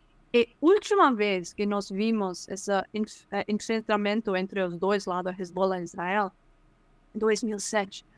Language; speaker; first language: Portuguese; non-native, fluent; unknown